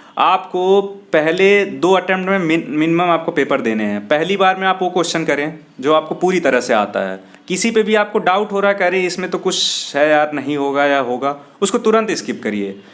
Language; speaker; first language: Hindi; native; Hindi